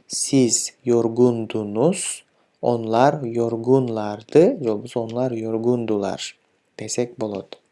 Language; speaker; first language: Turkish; non-native, fluent; Kyrgyz